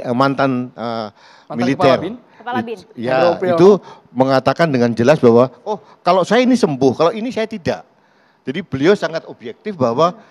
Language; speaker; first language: Indonesian; native; Indonesian